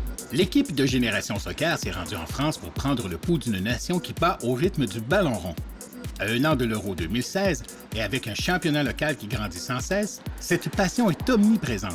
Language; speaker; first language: French; native; French